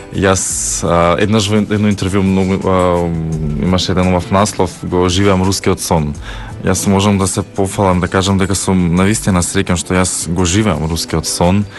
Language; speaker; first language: Macedonian; native; Macedonian